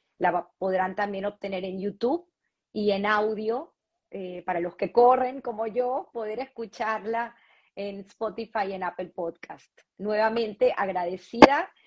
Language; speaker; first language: Spanish; native; Spanish